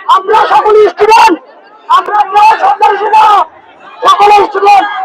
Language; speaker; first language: Bangla; native; Bangla